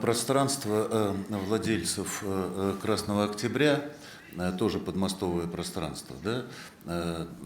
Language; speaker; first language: Russian; native; Russian